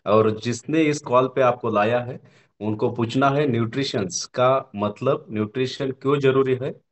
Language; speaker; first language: Hindi; non-native, local second language; Marathi